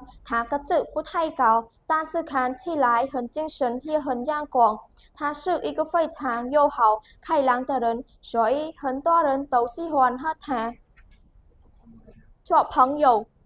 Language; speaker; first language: Chinese; non-native, learner; Khmer